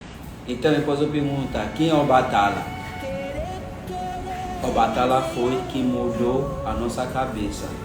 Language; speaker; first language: Portuguese; non-native, fluent; Yoruba